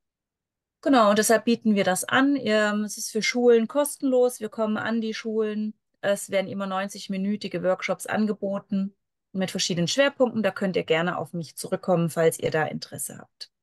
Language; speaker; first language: German; native; German